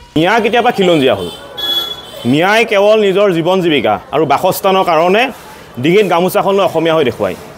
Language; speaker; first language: Assamese; native; Assamese